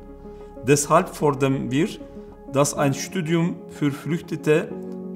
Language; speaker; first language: German; non-native, learner; Turkish